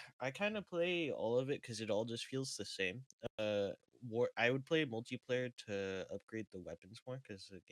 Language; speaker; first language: English; native; English